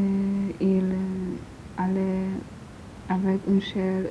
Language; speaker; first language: French; non-native, learner; Polish